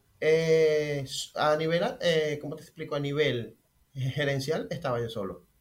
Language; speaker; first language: Spanish; native; Spanish